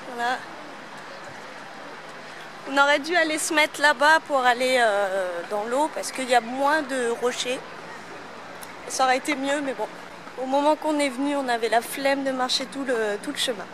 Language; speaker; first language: French; native; French